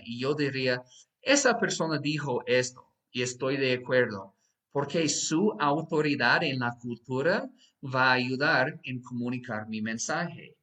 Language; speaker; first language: Spanish; non-native, fluent; English